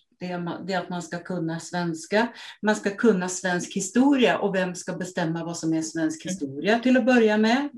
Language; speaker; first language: Swedish; native; Swedish